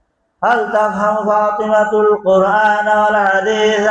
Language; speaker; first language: Arabic; non-native, fluent; Bangla